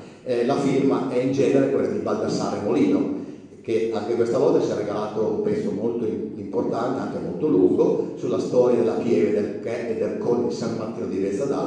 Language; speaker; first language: Italian; native; Italian